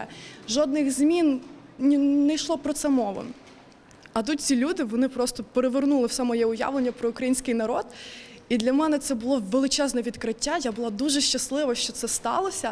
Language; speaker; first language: Ukrainian; native; Ukrainian